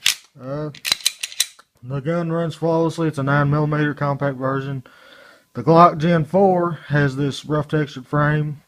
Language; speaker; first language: English; native; English